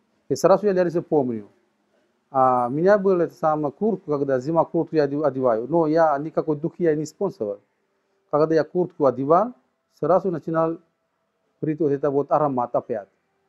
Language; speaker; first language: Russian; non-native, learner; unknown